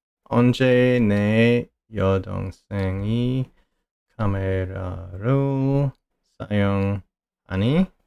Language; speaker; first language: Korean; non-native, learner; English